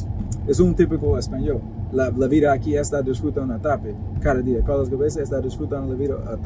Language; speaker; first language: Spanish; non-native, learner; English